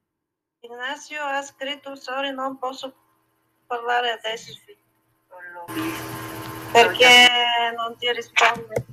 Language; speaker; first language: Italian; non-native, learner; Bulgarian